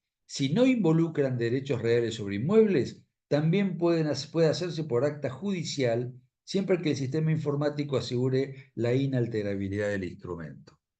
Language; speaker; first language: Spanish; native; Spanish